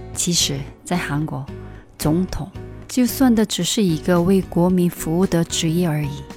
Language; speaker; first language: Chinese; non-native, fluent; Korean